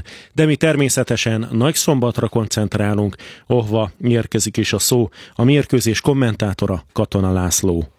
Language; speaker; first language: Hungarian; native; Hungarian